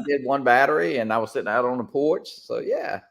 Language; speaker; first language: English; native; English